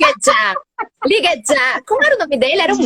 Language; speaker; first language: Portuguese; early bilingual, other home language; Spanish